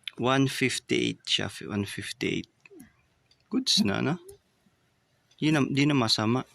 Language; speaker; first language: Filipino; native; Filipino